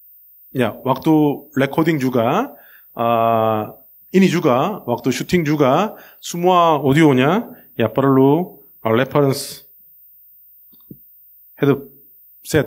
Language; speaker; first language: Indonesian; non-native, learner; Korean